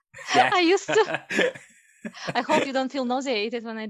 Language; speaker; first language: English; non-native, fluent; Russian